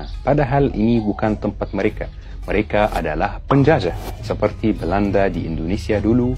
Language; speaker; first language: Indonesian; non-native, fluent; Arabic